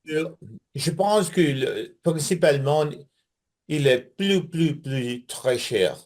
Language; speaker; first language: French; non-native, learner; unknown